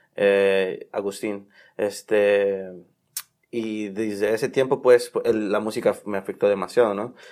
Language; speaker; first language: Spanish; early bilingual, heritage; Spanish